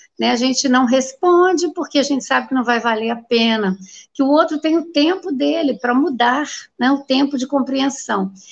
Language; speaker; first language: Portuguese; native; Portuguese